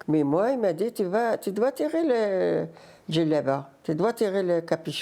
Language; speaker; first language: French; non-native, learner; Riffian